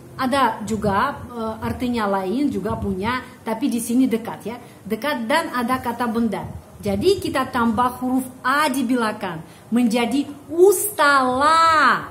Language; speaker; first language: Indonesian; non-native, fluent; Russian